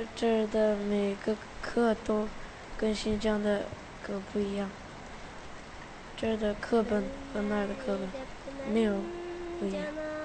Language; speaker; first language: Chinese; non-native, local second language; Uyghur